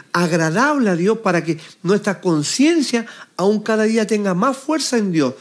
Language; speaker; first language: Spanish; native; Spanish